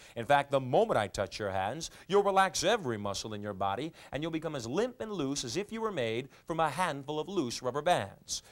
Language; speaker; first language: English; native; English